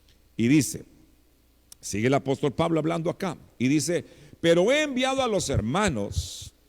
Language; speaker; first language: Spanish; native; Spanish